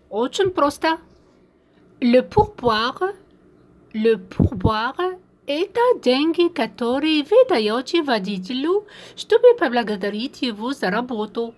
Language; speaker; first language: Russian; non-native, fluent; French